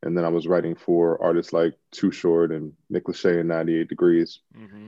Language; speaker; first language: English; native; English